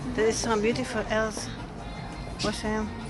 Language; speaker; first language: English; non-native, learner; Spanish